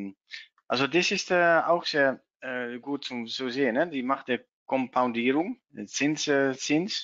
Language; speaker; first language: German; non-native, learner; Dutch